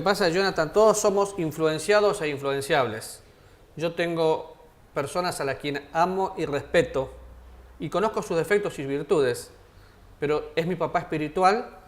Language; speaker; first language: Spanish; native; Spanish